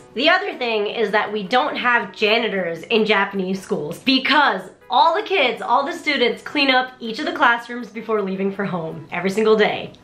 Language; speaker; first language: English; native; English